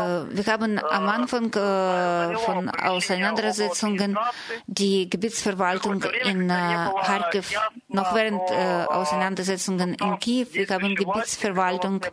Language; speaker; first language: German; non-native, fluent; Russian